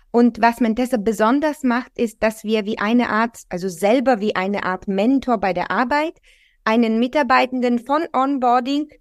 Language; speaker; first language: German; non-native, fluent; Bulgarian